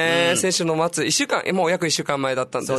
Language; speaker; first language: Japanese; native; Japanese